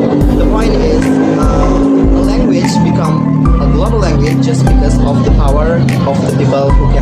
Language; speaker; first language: English; non-native, learner; Indonesian